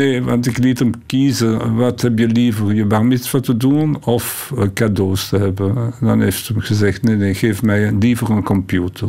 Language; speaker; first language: Dutch; non-native, local second language; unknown